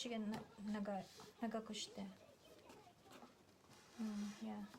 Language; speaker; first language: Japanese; non-native, learner; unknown